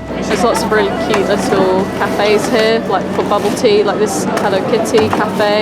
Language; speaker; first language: English; native; English